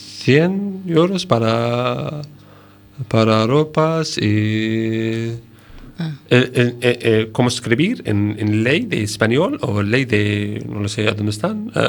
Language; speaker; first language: Spanish; non-native, learner; Arabic